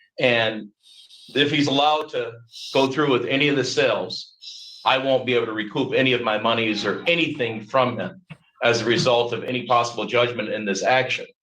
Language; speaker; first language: English; native; English